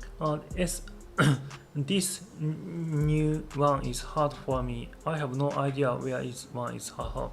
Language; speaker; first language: English; non-native, learner; Japanese